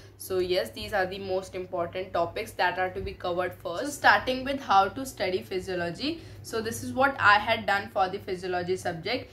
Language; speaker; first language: English; non-native, local second language; Hindi